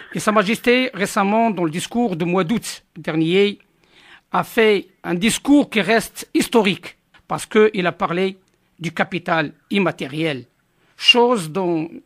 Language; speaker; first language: French; non-native, local second language; Arabic